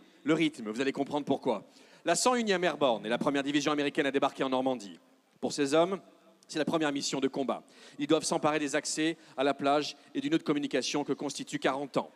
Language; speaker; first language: French; native; French